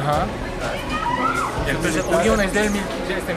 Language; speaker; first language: Spanish; non-native, learner; Korean